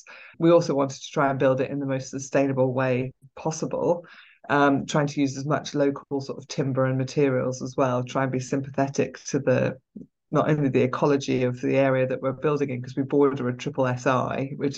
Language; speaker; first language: English; native; English